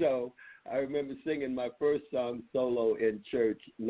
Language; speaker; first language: English; native; English